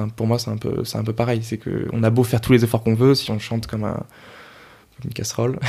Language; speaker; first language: French; native; French